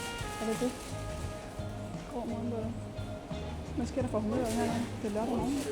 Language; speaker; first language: Danish; native; Danish